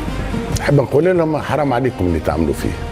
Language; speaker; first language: Arabic; native; Arabic